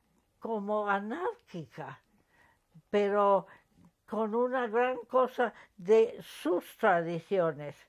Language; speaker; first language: Spanish; non-native, fluent; English